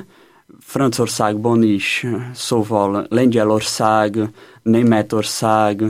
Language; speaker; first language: Hungarian; non-native, learner; Portuguese